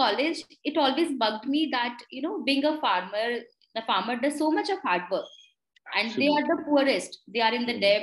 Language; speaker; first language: English; non-native, local second language; Hindi